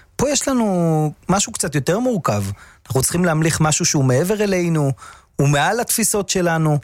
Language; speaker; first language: Hebrew; native; Hebrew